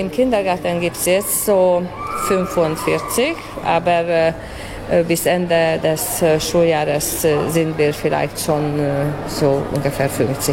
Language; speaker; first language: German; native; German